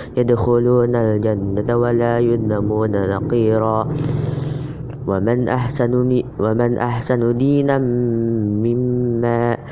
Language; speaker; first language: Arabic; non-native, learner; Indonesian